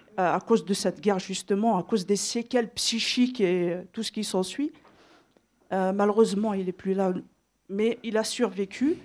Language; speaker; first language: French; non-native, local second language; Kabyle